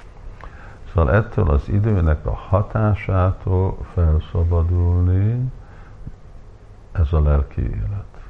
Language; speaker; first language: Hungarian; early bilingual, heritage; Hungarian